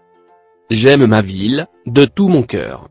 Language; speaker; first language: French; non-native, learner; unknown